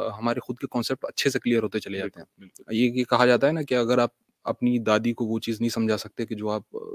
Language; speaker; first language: Urdu; native; Urdu